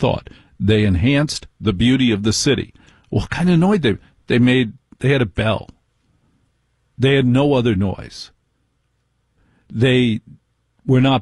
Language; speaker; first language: English; native; English